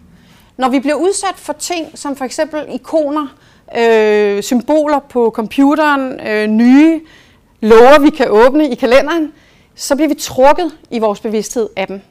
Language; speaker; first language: Danish; native; Danish